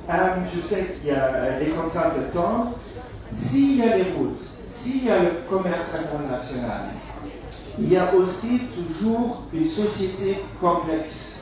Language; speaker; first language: French; non-native, fluent; German